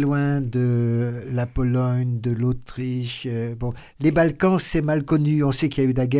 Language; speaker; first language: French; native; French